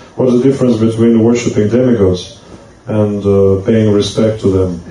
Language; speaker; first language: English; non-native, fluent; Russian